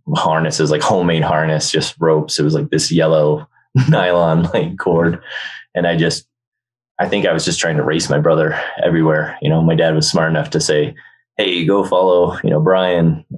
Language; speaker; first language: English; native; English